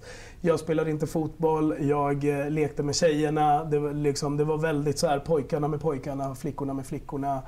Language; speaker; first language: Swedish; early bilingual, other home language; Spanish